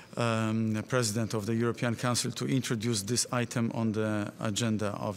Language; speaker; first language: English; non-native, fluent; Polish